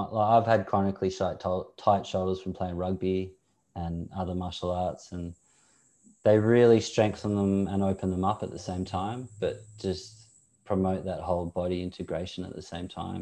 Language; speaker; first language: English; native; English